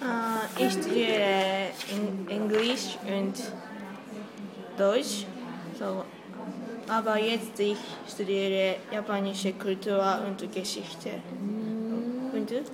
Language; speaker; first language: German; non-native, learner; Japanese